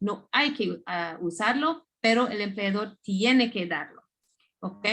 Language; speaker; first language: Spanish; non-native, fluent; English